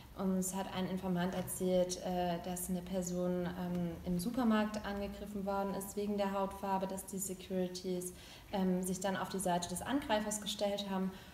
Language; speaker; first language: German; native; German